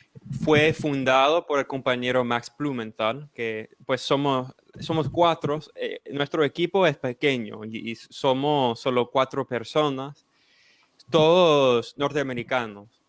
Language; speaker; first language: Spanish; non-native, fluent; English